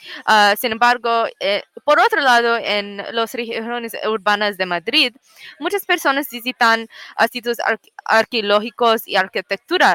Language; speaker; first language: Spanish; non-native, learner; English